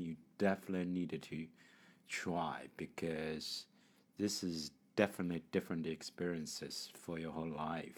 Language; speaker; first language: English; non-native, learner; Chinese